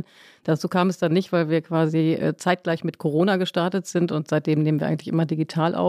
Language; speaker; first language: German; native; German